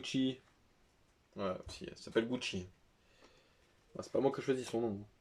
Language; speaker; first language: French; native; French